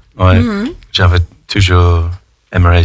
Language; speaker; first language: French; non-native, fluent; English